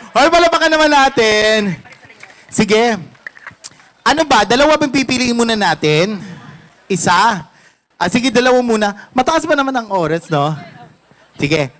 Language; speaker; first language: Filipino; non-native, local second language; Cebuano